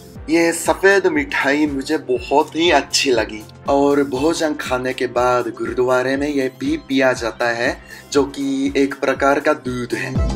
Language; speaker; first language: Hindi; non-native, fluent; Japanese